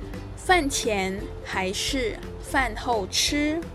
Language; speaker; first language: Chinese; non-native, fluent; Indonesian